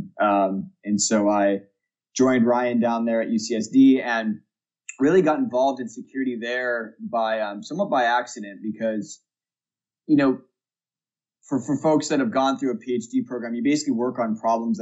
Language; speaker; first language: English; native; English